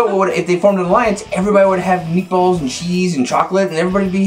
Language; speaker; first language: English; native; English